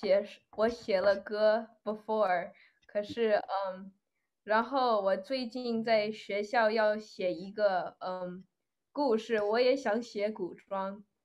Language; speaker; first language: Chinese; early bilingual, other home language; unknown